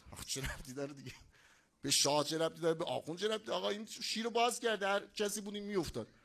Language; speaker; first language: Persian; non-native, local second language; Azerbaijani